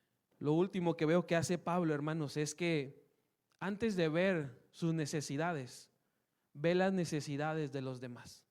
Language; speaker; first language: Spanish; native; Spanish